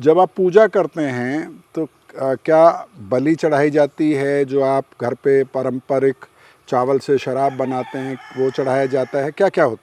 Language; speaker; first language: Hindi; native; Hindi